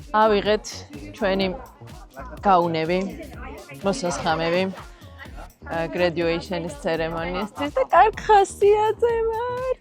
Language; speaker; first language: Georgian; native; Georgian